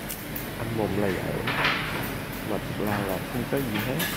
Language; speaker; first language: Vietnamese; non-native, fluent; Japanese